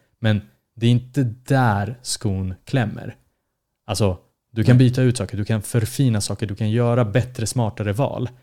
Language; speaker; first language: Swedish; early bilingual, other home language; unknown